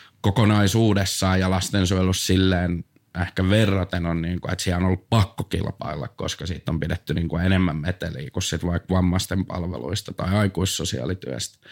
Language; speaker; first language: Finnish; native; Finnish